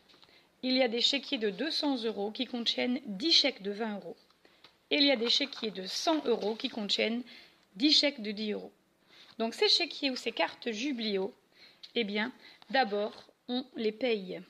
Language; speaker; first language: French; native; French